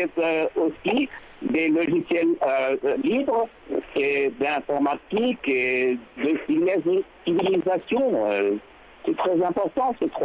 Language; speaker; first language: French; non-native, fluent; English